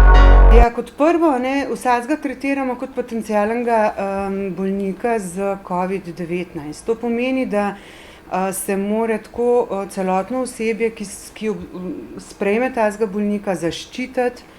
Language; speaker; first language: Slovenian; native; Slovenian